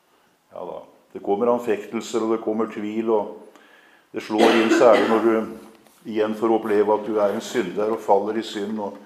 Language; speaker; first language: Norwegian; native; Norwegian